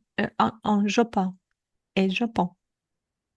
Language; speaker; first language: French; non-native, learner; Chinese